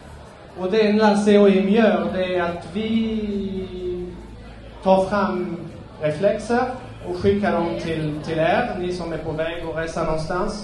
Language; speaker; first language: Swedish; non-native, fluent; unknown